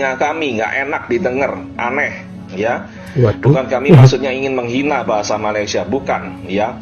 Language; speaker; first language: Indonesian; native; Indonesian